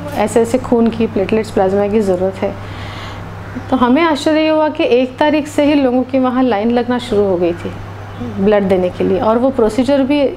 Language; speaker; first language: Hindi; non-native, local second language; Marathi